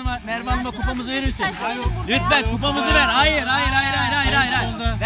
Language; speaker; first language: Turkish; native; Turkish